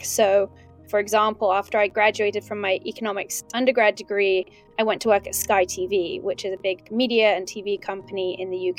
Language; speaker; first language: English; native; English